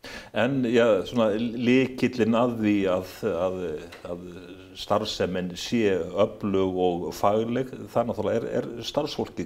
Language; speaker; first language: Icelandic; native; Icelandic